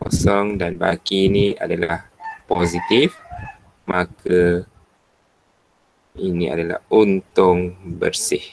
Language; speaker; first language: Malay; native; Malay